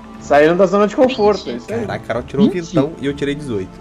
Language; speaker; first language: Portuguese; native; Portuguese